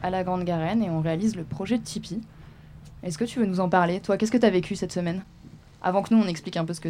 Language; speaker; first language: French; native; French